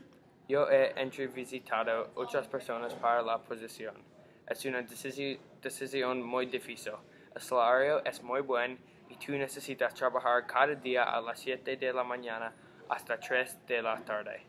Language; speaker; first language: Spanish; non-native, learner; English